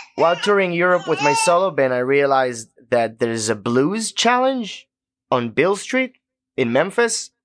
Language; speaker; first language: English; non-native, fluent; Hebrew